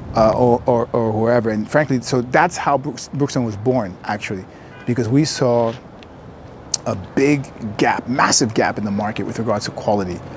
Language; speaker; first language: English; native; English